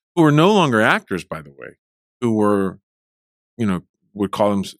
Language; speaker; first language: English; early bilingual, other home language; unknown